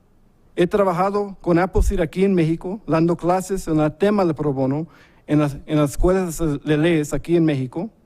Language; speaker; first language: Spanish; early bilingual, heritage; English